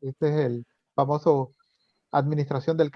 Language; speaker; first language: Spanish; native; Spanish